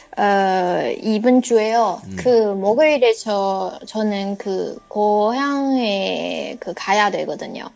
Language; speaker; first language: Korean; non-native, learner; Chinese